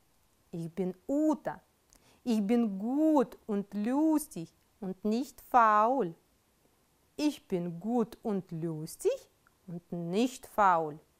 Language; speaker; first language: German; non-native, fluent; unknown